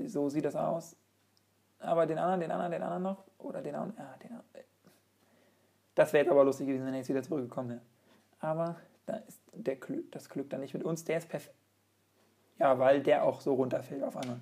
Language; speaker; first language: German; native; German